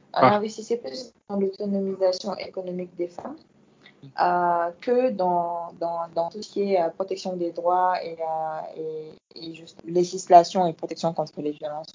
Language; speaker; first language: French; non-native, local second language; Fula